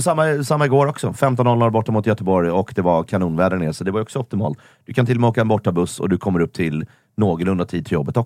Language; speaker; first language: Swedish; native; Swedish